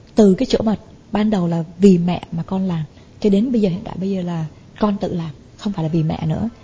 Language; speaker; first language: Vietnamese; native; Vietnamese